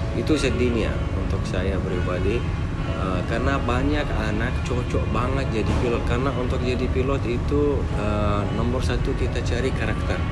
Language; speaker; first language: Indonesian; non-native, fluent; Arabic